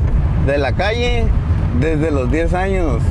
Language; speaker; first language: Spanish; native; Spanish